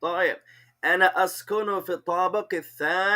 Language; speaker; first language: Arabic; non-native, fluent; English